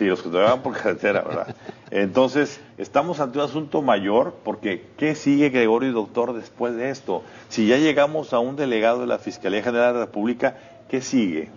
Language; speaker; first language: Spanish; native; Spanish